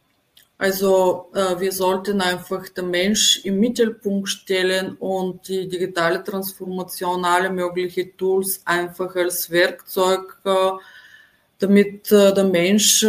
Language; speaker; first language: German; non-native, fluent; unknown